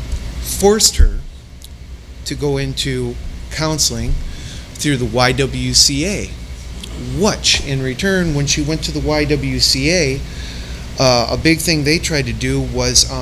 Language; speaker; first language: English; native; English